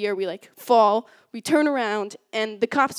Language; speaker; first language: English; native; English